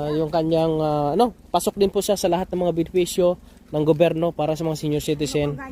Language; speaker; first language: Filipino; non-native, local second language; Hiligaynon